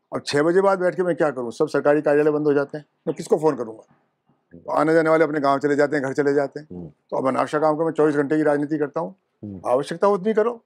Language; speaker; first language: Hindi; native; Hindi